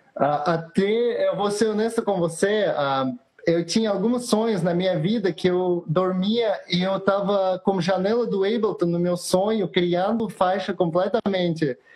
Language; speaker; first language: Portuguese; non-native, fluent; Russian